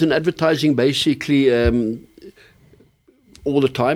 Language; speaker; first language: English; early bilingual, other home language; German